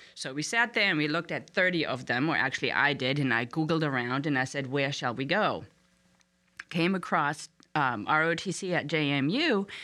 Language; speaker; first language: English; non-native, fluent; German